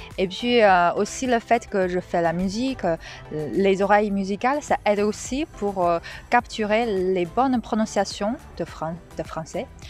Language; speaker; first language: French; non-native, fluent; Chinese